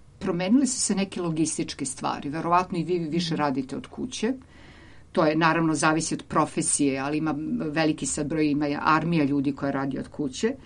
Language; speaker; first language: Serbian; native; Serbian